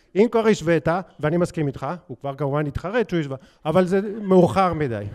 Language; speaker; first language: Hebrew; native; Hebrew